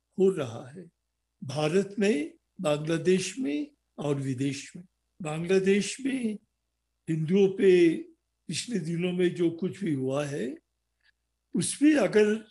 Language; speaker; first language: Hindi; non-native, local second language; Bangla